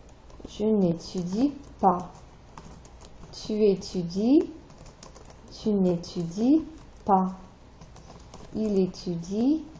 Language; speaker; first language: French; non-native, fluent; English